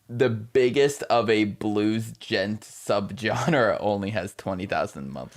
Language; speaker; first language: English; native; English